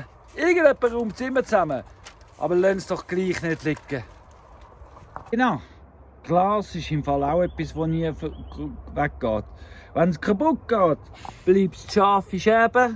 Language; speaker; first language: German; native; German